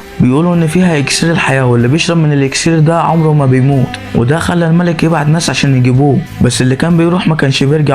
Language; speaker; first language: Arabic; native; Arabic